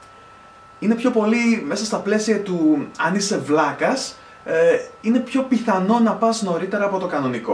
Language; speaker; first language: Greek; native; Greek